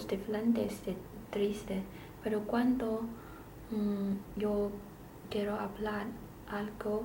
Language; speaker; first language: Spanish; non-native, learner; Chinese